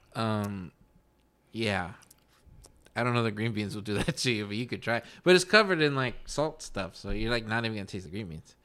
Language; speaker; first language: English; early bilingual, other home language; Spanish